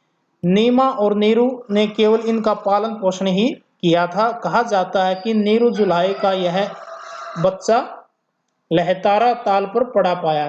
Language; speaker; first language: Hindi; native; Hindi